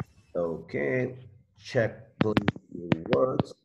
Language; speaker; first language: English; non-native, learner; Spanish